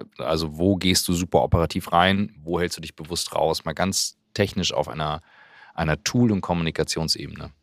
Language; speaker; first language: German; native; German